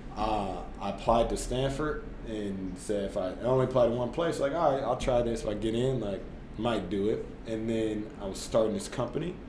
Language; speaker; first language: English; native; English